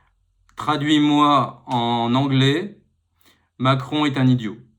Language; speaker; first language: French; native; French